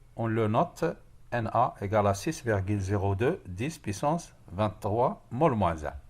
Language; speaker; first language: French; non-native, local second language; Arabic